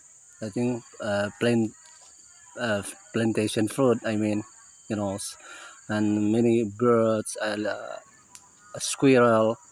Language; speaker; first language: English; non-native, learner; Indonesian